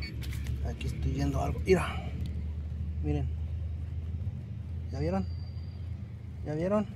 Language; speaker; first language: Spanish; native; Spanish